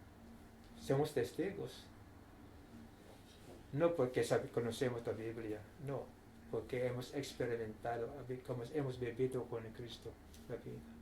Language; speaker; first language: Spanish; non-native, fluent; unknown